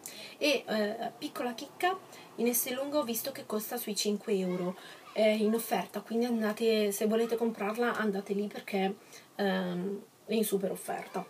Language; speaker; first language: Italian; native; Italian